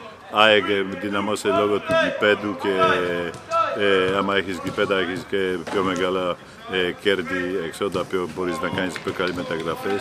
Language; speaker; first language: Greek; non-native, fluent; Polish